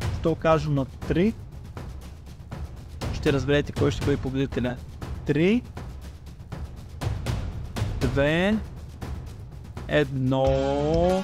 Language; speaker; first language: Bulgarian; native; Bulgarian